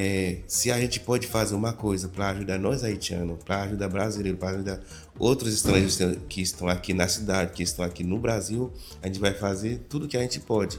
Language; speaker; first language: Portuguese; non-native, fluent; Haitian Creole